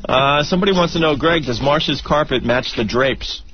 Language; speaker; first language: English; native; English